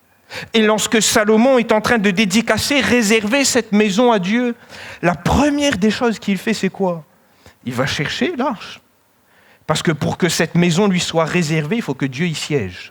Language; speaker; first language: French; native; French